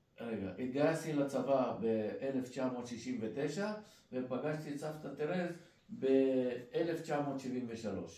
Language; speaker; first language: Hebrew; early bilingual, other home language; Persian